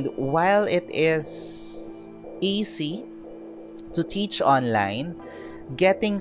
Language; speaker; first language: English; non-native, local second language; Filipino